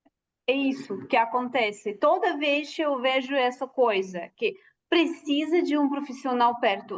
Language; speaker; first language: Portuguese; non-native, fluent; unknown